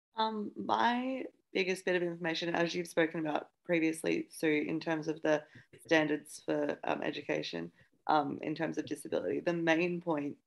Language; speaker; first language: English; native; English